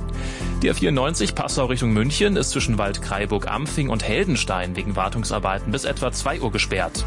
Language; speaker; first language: German; native; German